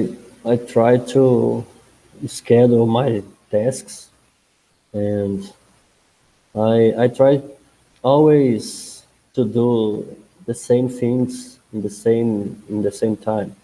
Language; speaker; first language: English; non-native, learner; Portuguese